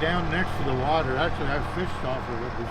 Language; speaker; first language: English; native; English